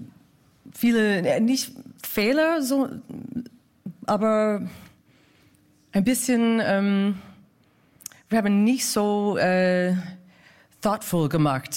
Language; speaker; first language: German; non-native, fluent; English